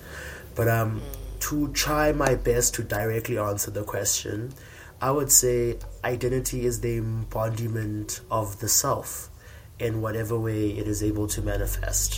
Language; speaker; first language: English; non-native, local second language; Xhosa